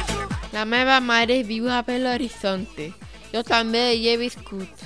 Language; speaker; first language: Catalan; early bilingual, other home language; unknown